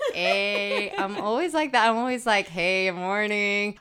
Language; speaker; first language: English; non-native, fluent; Spanish